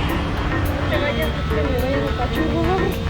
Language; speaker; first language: Spanish; native; Spanish